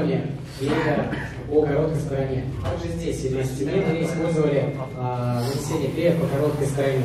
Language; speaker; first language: Russian; native; Russian